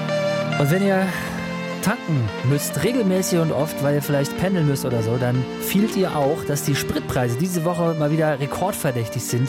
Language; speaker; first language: German; native; German